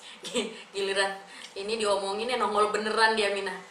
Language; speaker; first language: Indonesian; native; Indonesian